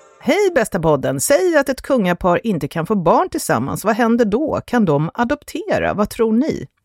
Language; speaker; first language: Swedish; native; Swedish